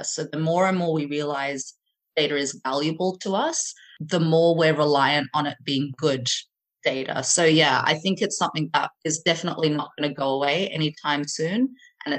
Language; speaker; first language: English; native; English